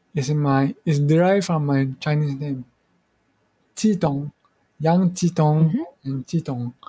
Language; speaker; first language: English; non-native, fluent; Morisyen